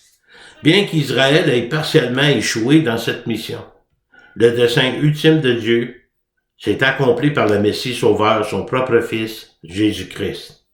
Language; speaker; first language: French; native; French